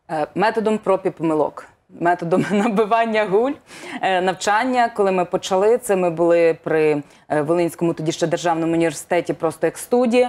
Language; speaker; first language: Ukrainian; native; Ukrainian